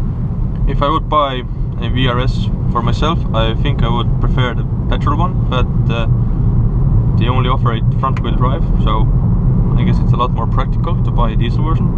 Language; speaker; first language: English; non-native, fluent; Estonian